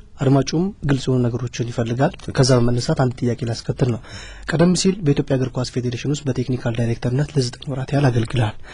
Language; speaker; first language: Amharic; native; Amharic